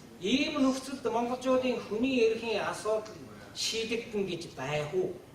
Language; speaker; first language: Mongolian; non-native, fluent; Japanese